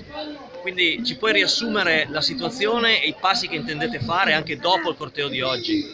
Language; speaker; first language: Italian; native; Italian